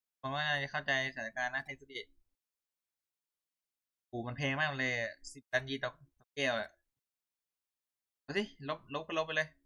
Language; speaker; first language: Thai; native; Thai